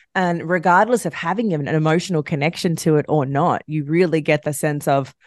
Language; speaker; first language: English; native; English